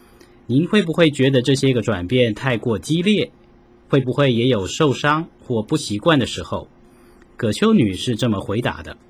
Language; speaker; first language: Chinese; native; Chinese